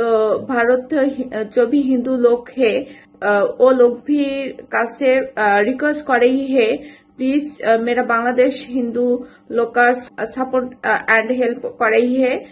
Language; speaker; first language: Hindi; non-native, learner; Bangla